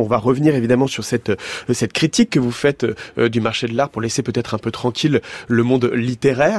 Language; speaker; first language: French; native; French